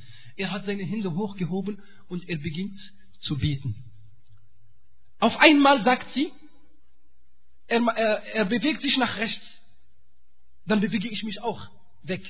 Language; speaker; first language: German; non-native, fluent; Arabic